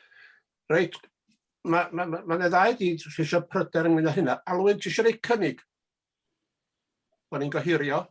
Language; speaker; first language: Welsh; native; Welsh